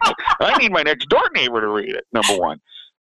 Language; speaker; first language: English; native; English